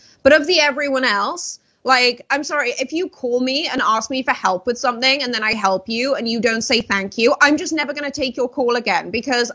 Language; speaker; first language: English; native; English